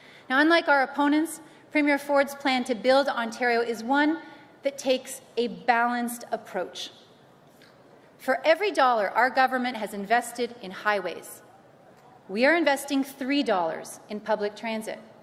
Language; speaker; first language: English; native; English